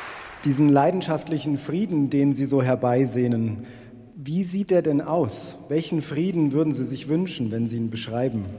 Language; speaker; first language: German; native; German